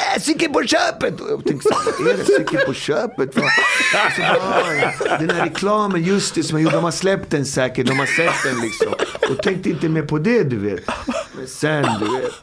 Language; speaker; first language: Swedish; native; Swedish